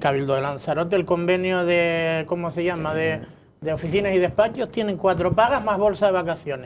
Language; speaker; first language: Spanish; native; Spanish